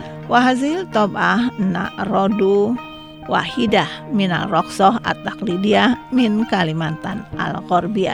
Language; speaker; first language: Arabic; non-native, fluent; Indonesian